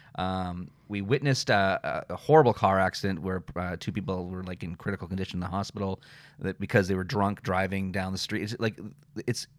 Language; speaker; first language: English; native; English